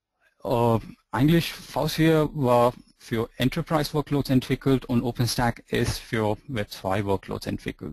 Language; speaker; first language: German; non-native, fluent; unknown